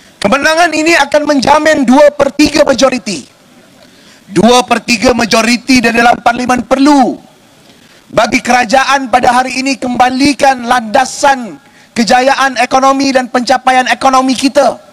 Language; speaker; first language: Malay; native; Malay